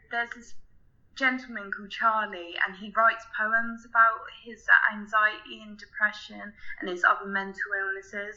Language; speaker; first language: English; native; English